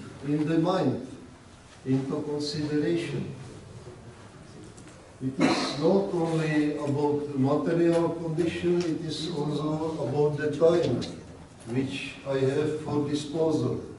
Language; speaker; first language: English; non-native, learner; Czech